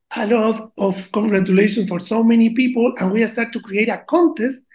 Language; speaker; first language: English; non-native, learner; Spanish